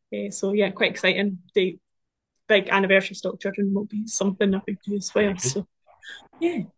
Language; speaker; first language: English; native; English